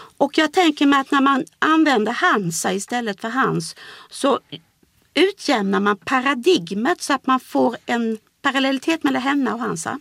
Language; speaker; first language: Swedish; native; Swedish